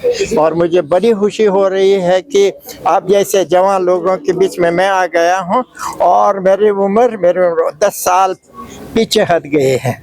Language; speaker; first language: Hindi; non-native, fluent; Uzbek